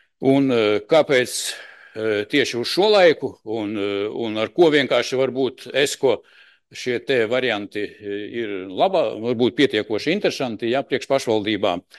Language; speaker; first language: Latvian; non-native, local second language; Russian